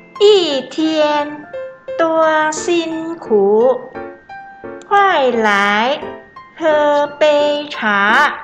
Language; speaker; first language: Chinese; non-native, fluent; Thai